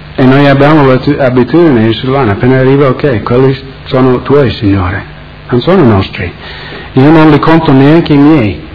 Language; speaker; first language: Italian; non-native, fluent; English